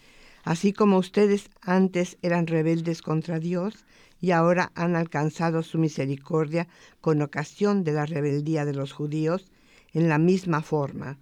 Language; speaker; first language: Spanish; native; Spanish